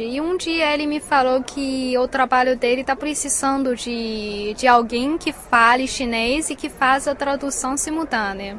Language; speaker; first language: Portuguese; non-native, fluent; Chinese